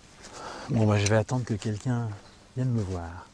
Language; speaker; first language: French; native; French